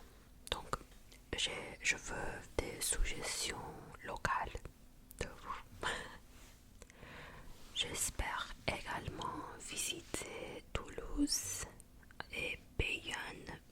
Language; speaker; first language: French; non-native, fluent; Japanese